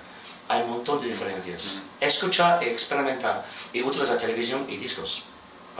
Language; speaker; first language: Spanish; non-native, fluent; English